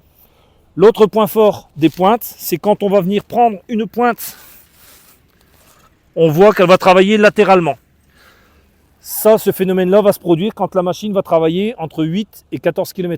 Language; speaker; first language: French; native; French